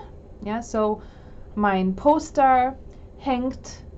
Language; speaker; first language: German; non-native, fluent; English